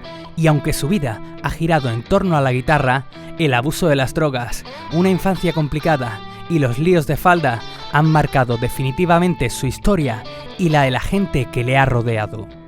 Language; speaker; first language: Spanish; native; Spanish